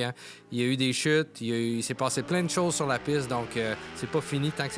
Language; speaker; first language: French; native; French